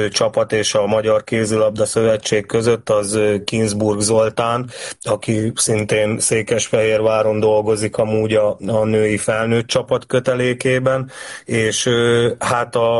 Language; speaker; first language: Hungarian; native; Hungarian